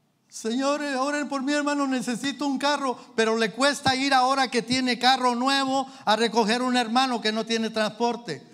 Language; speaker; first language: Spanish; early bilingual, heritage; Spanish